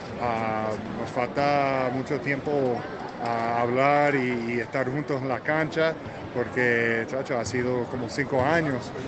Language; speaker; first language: Spanish; early bilingual, heritage; English